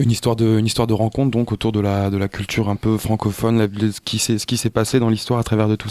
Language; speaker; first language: French; native; French